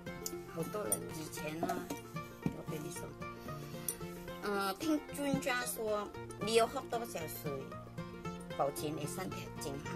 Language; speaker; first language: Chinese; non-native, local second language; Cantonese